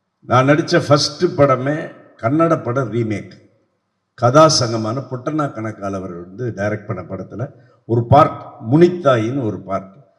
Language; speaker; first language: Tamil; native; Tamil